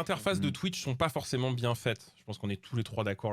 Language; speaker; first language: French; native; French